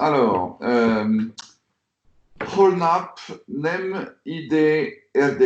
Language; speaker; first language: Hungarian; non-native, learner; French